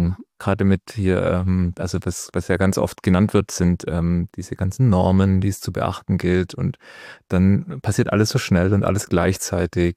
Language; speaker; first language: German; native; German